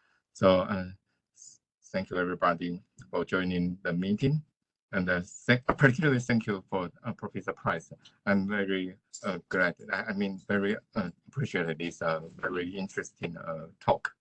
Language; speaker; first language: English; non-native, fluent; Chinese